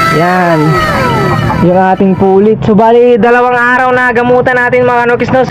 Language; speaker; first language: Filipino; non-native, local second language; Cebuano